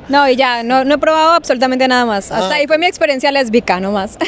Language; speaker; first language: Spanish; native; Spanish